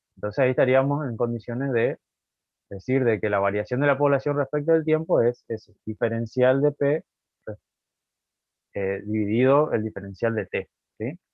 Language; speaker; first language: Spanish; native; Spanish